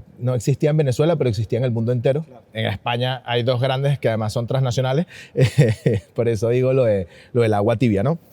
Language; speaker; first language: Spanish; native; Spanish